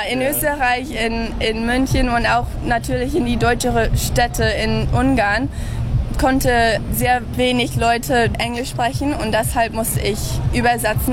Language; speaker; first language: German; early bilingual, heritage; English